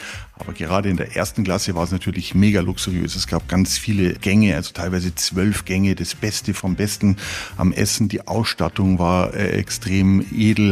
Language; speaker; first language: German; native; German